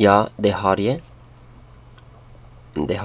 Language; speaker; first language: Danish; non-native, learner; English